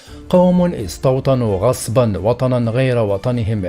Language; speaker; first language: Arabic; native; Arabic